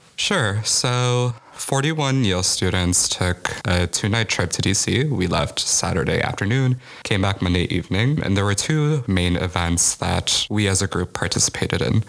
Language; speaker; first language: English; native; English